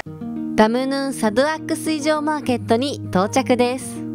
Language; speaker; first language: Japanese; native; Japanese